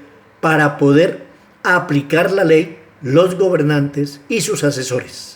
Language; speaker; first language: Spanish; native; Spanish